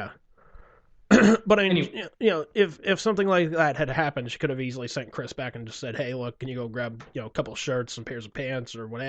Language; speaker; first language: English; native; English